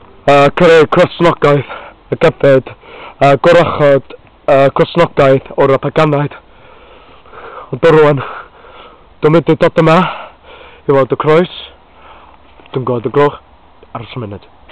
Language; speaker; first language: Welsh; non-native, learner; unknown